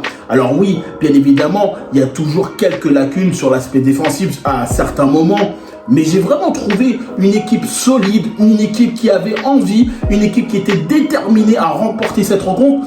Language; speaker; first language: French; native; French